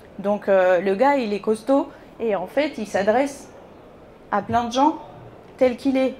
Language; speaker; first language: French; non-native, fluent; Bulgarian